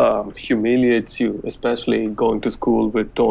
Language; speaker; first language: English; non-native, local second language; Telugu